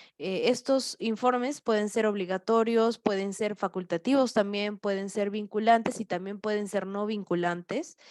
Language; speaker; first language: Spanish; native; Spanish